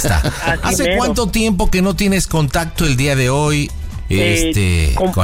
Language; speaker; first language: Spanish; native; Spanish